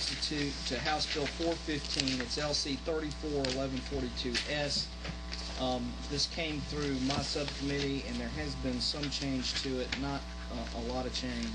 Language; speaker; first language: English; native; English